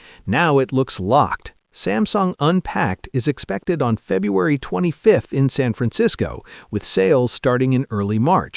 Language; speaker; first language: English; native; English